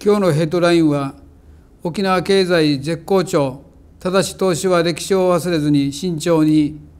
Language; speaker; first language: Japanese; native; Japanese